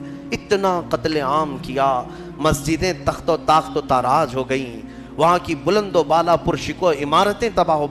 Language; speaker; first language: Urdu; native; Urdu